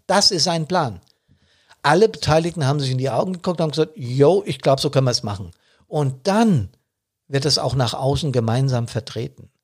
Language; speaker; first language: German; native; German